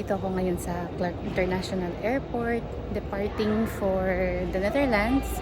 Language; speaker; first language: Filipino; native; Filipino